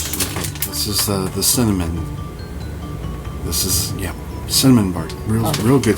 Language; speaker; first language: English; native; English